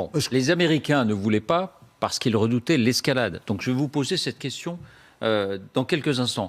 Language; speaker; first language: French; native; French